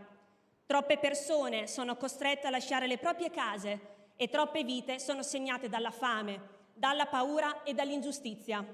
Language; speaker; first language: Italian; native; Italian